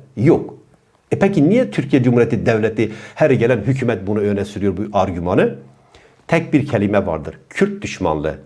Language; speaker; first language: Turkish; non-native, local second language; Kurdish